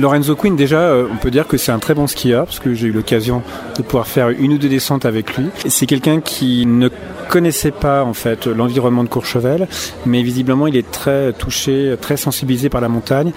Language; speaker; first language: French; native; French